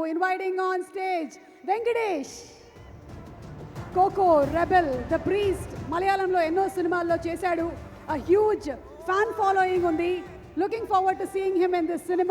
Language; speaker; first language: Telugu; native; Telugu